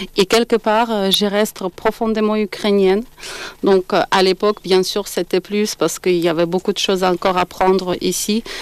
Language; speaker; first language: French; non-native, fluent; Ukrainian